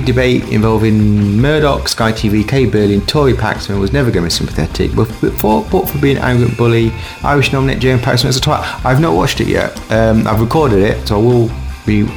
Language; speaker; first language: English; native; English